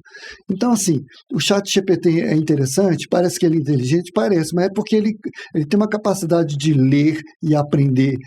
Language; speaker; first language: Portuguese; native; Portuguese